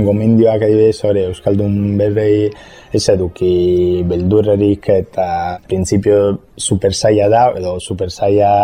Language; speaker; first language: Basque; non-native, fluent; Italian